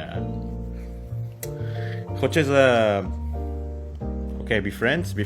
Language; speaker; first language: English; non-native, fluent; Indonesian